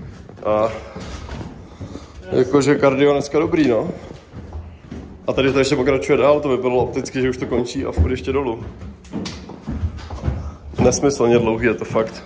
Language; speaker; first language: Czech; native; Czech